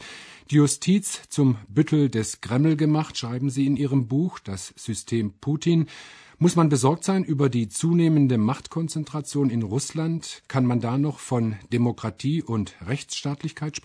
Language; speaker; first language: German; native; German